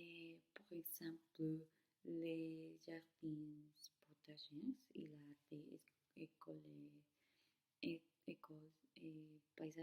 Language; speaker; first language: French; non-native, learner; Spanish